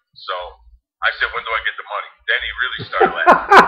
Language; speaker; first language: English; native; English